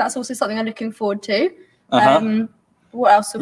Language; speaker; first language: English; native; English